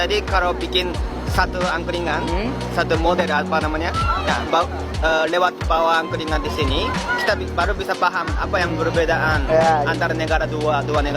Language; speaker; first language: Indonesian; non-native, fluent; Japanese